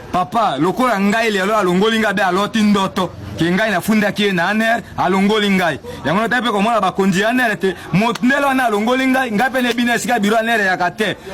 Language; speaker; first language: Lingala; native; Lingala